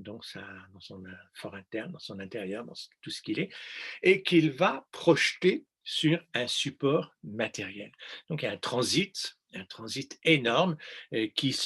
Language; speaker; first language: French; native; French